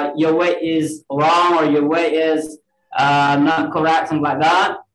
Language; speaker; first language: English; non-native, fluent; Indonesian